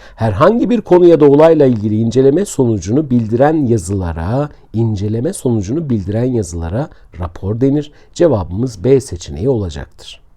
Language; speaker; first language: Turkish; native; Turkish